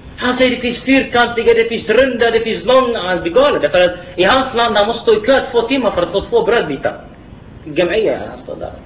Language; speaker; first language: Swedish; non-native, fluent; Arabic